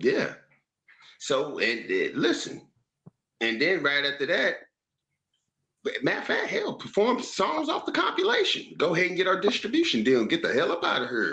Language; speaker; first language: English; native; English